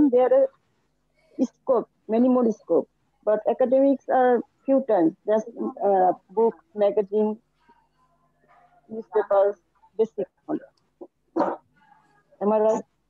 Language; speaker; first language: English; non-native, learner; Bangla